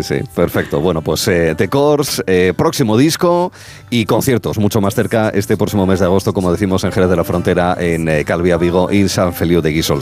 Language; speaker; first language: Spanish; native; Spanish